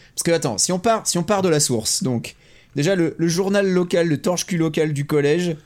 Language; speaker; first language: French; native; French